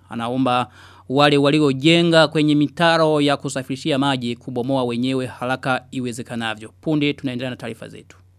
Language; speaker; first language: Swahili; non-native, local second language; Rundi